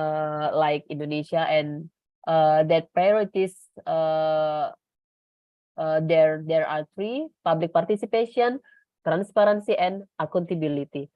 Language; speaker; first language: English; non-native, learner; Indonesian